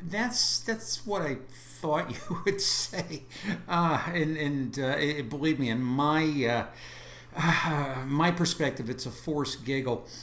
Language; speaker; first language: English; native; English